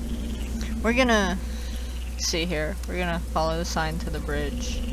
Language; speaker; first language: English; native; English